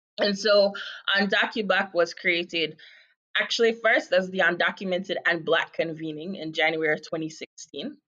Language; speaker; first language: English; native; English